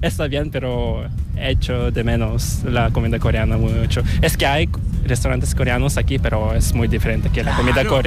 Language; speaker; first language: Spanish; non-native, fluent; Korean